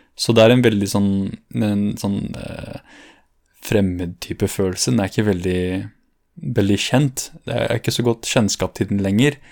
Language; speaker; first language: Norwegian; early bilingual, other home language; Kurdish